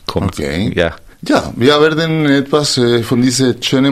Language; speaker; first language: German; non-native, fluent; Spanish